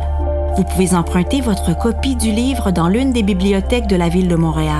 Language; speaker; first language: French; native; French